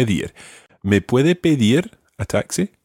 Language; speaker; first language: Spanish; non-native, fluent; English